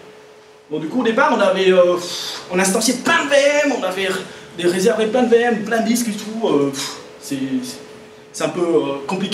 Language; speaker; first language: French; native; French